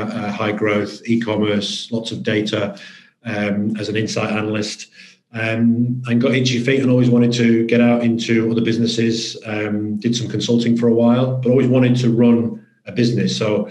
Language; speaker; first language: English; native; English